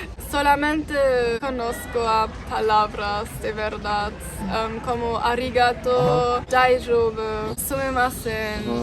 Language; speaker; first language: Spanish; non-native, fluent; German